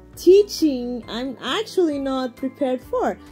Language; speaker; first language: English; non-native, fluent; Portuguese